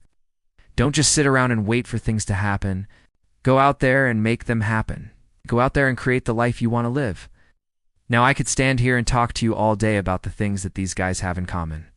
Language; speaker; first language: English; native; English